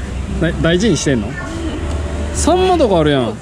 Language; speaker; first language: Japanese; native; Japanese